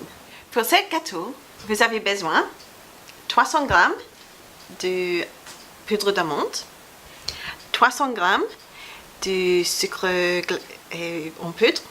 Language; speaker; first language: French; non-native, fluent; English